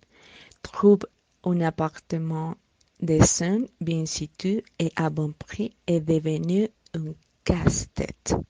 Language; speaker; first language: French; non-native, learner; Spanish